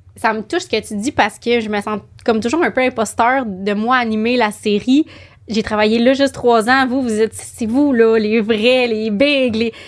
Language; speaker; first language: French; native; French